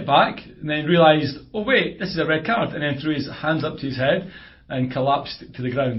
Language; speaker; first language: English; native; English